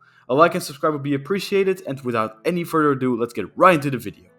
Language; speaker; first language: English; non-native, fluent; Dutch